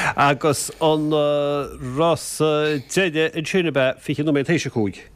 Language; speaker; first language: Irish; native; Irish